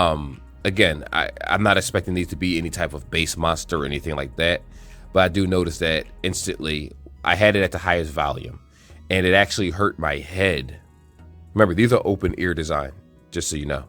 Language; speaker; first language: English; native; English